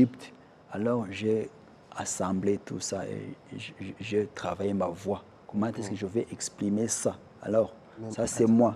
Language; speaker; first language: French; non-native, local second language; Kinyarwanda